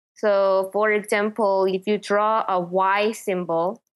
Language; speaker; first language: English; non-native, fluent; Korean